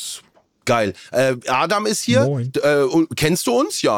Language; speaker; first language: German; native; German